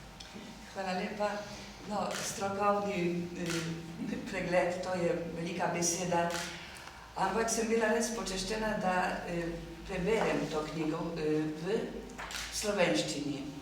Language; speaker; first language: Slovenian; non-native, learner; Polish